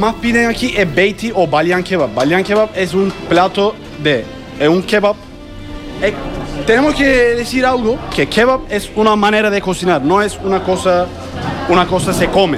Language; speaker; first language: Spanish; non-native, learner; Turkish